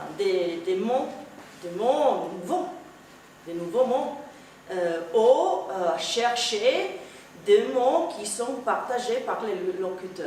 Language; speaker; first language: French; non-native, fluent; Italian